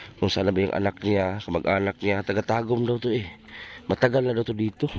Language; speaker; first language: Filipino; non-native, local second language; Cebuano